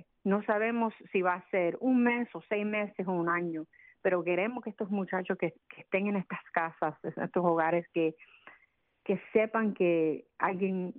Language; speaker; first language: Spanish; early bilingual, other home language; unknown